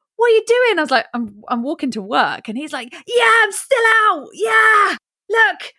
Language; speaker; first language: English; native; English